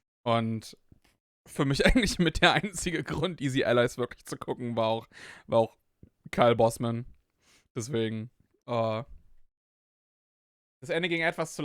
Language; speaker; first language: German; native; German